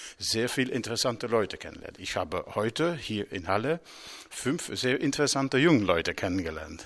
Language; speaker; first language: German; non-native, local second language; Dutch